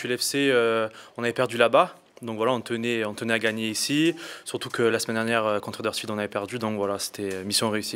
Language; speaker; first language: French; native; French